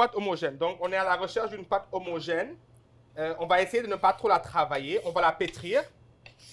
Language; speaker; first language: French; non-native, local second language; Wolof